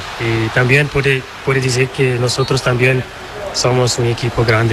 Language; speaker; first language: Spanish; non-native, learner; Portuguese